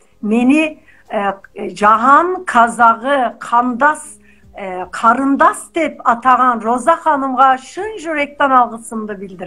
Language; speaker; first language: Kazakh; non-native, fluent; Turkish